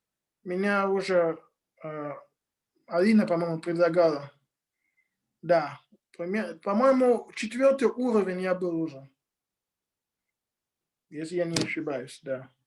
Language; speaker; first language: Russian; non-native, fluent; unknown